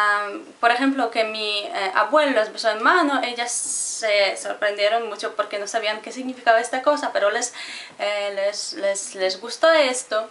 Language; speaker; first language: Spanish; non-native, fluent; Polish